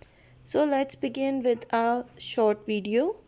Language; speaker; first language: English; non-native, local second language; Urdu